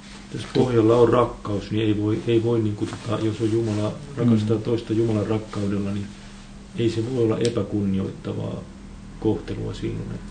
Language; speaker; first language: Finnish; native; Finnish